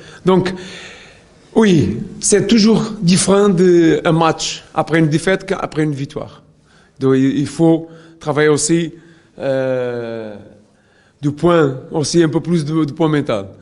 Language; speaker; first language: French; non-native, learner; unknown